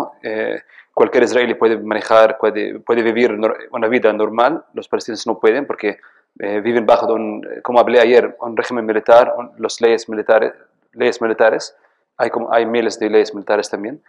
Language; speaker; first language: Spanish; non-native, fluent; Arabic